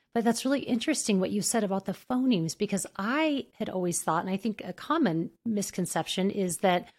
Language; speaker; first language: English; native; English